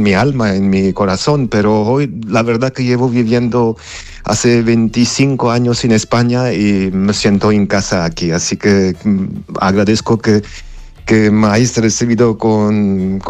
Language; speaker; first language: Spanish; non-native, fluent; Armenian